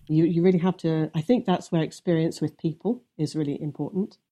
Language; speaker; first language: English; native; English